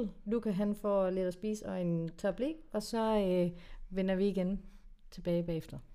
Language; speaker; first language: Danish; native; Danish